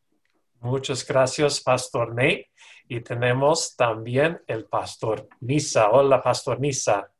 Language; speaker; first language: Spanish; non-native, learner; English